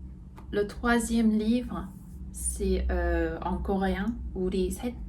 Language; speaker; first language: French; non-native, fluent; Korean